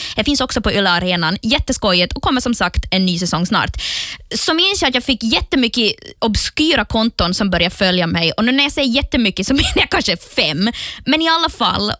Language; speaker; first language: Swedish; native; Swedish